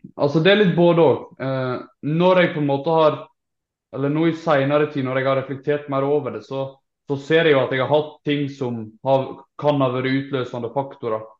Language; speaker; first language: Norwegian; native; Norwegian